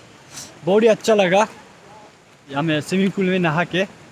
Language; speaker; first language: Hindi; non-native, learner; Nepali